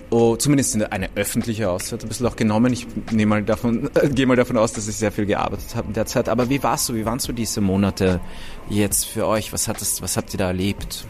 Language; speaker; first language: German; native; German